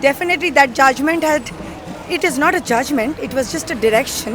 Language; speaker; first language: English; non-native, local second language; Bangla